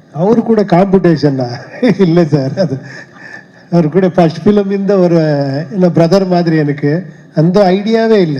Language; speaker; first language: Tamil; non-native, learner; Kannada